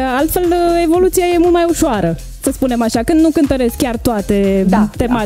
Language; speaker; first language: Romanian; native; Romanian